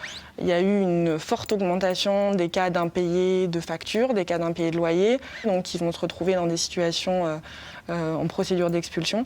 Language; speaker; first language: French; native; French